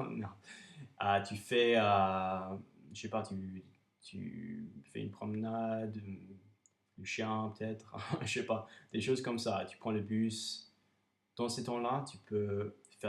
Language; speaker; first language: French; non-native, fluent; English